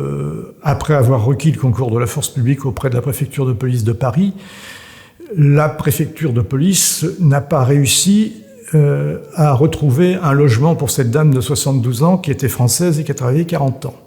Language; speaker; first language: French; native; French